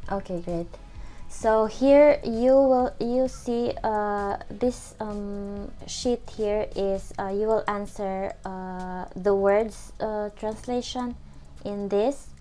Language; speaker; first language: English; non-native, fluent; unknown